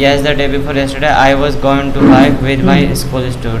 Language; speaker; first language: English; non-native, learner; Hindi